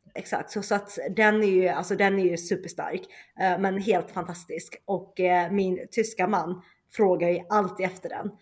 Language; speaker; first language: Swedish; early bilingual, other home language; Chinese